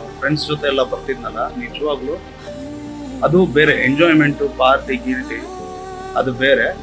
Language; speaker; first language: Kannada; non-native, local second language; Konkani